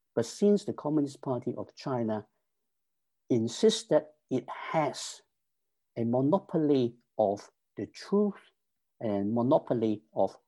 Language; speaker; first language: English; non-native, local second language; Cantonese